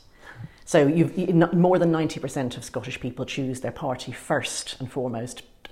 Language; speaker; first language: English; native; English